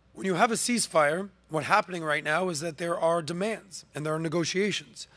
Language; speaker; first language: English; native; English